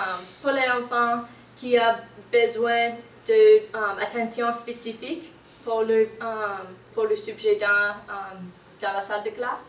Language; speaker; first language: French; non-native, learner; English